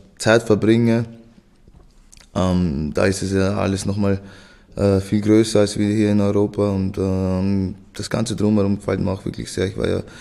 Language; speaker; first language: German; native; German